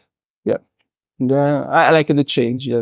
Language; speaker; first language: English; non-native, learner; Italian